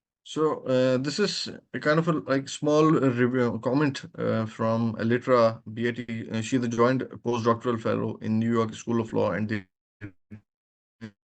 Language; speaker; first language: English; non-native, local second language; Urdu